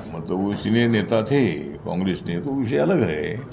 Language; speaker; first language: Hindi; non-native, local second language; Marathi